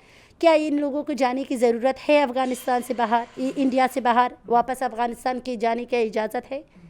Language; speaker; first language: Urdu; non-native, learner; Persian